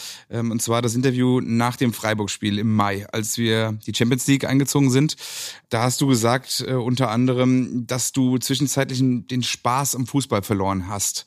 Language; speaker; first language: German; native; German